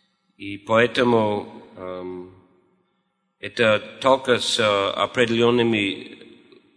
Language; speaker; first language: Russian; non-native, fluent; English